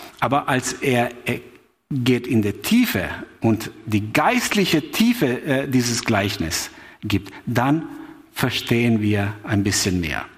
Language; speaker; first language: German; non-native, fluent; Albanian